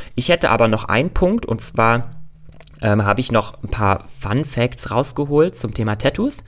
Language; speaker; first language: German; native; German